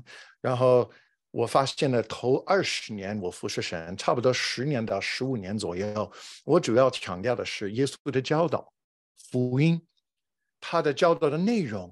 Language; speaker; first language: Chinese; non-native, fluent; English